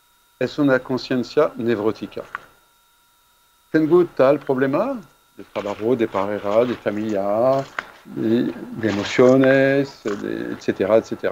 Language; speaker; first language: Spanish; non-native, fluent; French